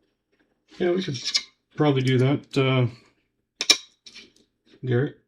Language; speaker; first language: English; native; English